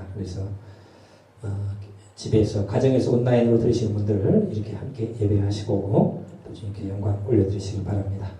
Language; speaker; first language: Korean; native; Korean